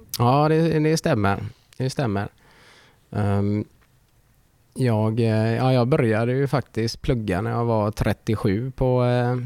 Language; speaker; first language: Swedish; early bilingual, other home language; Finnish